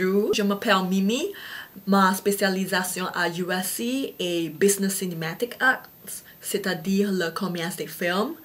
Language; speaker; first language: French; non-native, fluent; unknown